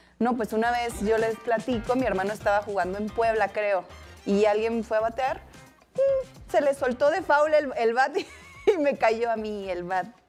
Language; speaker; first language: Spanish; native; Spanish